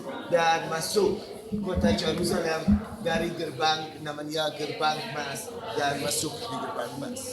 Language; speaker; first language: Indonesian; non-native, fluent; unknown